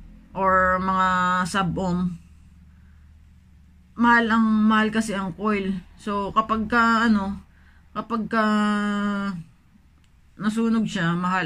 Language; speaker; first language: Filipino; native; Filipino